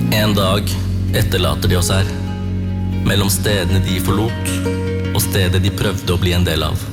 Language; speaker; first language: Norwegian; early bilingual, other home language; Tamil